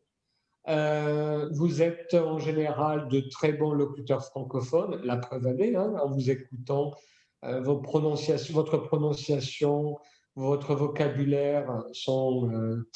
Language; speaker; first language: French; native; French